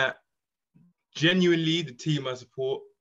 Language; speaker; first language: English; native; English